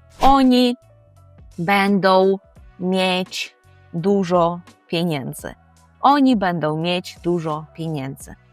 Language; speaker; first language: Polish; non-native, fluent; Ukrainian